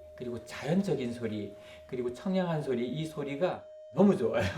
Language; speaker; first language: Korean; native; Korean